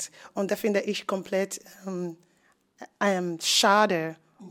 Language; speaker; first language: German; non-native, learner; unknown